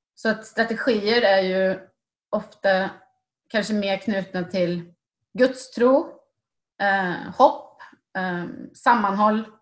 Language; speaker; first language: Swedish; native; Swedish